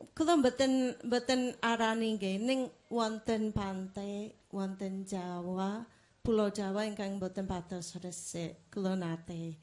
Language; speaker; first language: Javanese; non-native, fluent; English